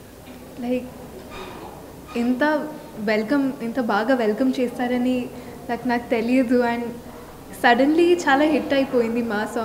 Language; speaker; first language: Telugu; non-native, fluent; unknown